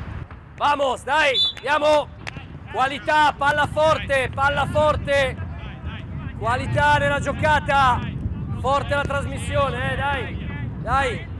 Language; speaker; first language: Italian; native; Italian